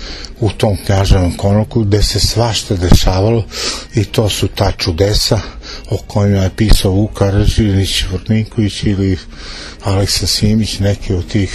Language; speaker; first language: Serbian; native; Serbian